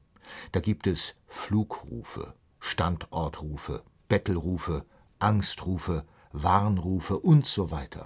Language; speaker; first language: German; native; German